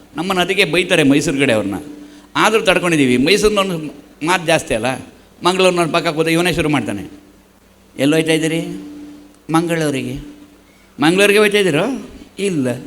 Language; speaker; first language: Kannada; native; Kannada